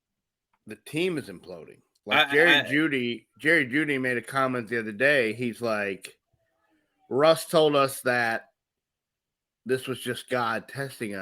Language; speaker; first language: English; native; English